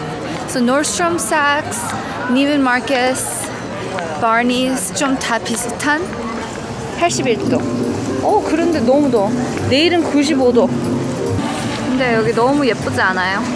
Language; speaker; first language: Korean; early bilingual, heritage; Korean